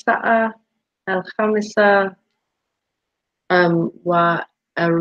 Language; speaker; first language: Arabic; non-native, learner; English